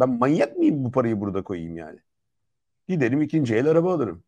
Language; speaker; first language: Turkish; native; Turkish